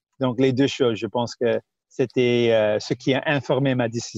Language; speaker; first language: French; non-native, local second language; Punjabi